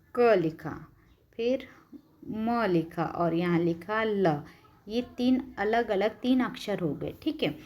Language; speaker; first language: Hindi; non-native, local second language; Marathi